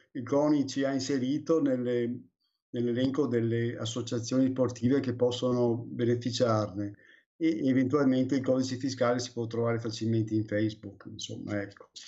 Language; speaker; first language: Italian; native; Italian